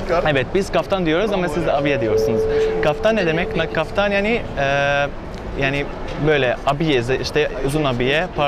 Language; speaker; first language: Turkish; non-native, learner; Arabic